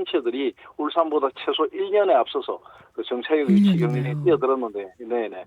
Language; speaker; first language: Korean; native; Korean